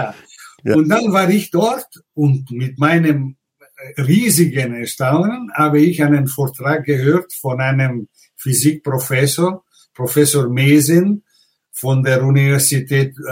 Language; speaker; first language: German; non-native, fluent; Italian